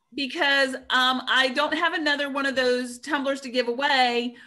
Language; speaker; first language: English; native; English